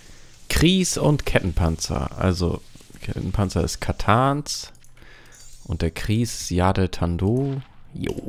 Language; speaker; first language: German; native; German